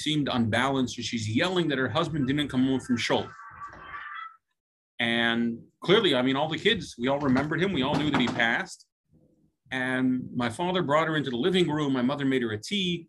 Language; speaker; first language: English; native; English